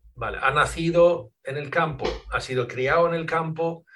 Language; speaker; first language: Spanish; non-native, fluent; Swedish